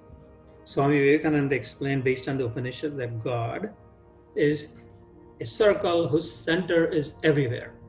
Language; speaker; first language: English; non-native, local second language; Hindi